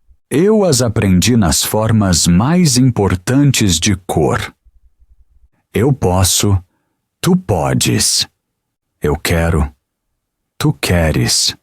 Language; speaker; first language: Portuguese; non-native, fluent; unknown